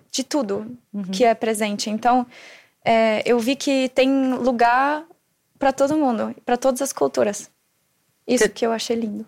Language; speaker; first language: Portuguese; non-native, fluent; German